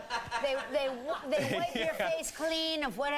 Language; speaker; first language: English; native; English